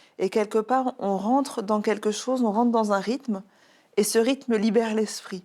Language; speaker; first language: French; native; French